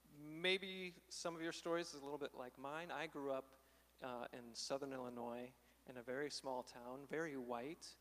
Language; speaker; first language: English; native; English